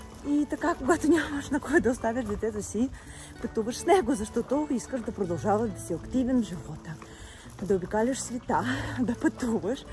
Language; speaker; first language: Bulgarian; non-native, fluent; Russian